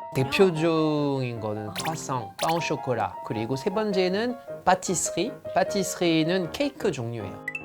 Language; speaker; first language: Korean; non-native, fluent; French